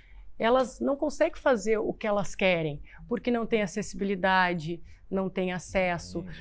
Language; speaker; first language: Portuguese; native; Portuguese